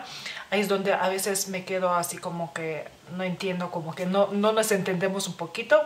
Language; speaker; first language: Spanish; non-native, fluent; Lithuanian